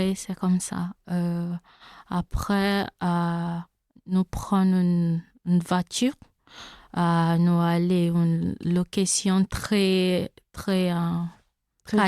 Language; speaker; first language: French; non-native, learner; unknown